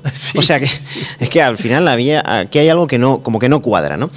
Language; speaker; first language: Spanish; native; Spanish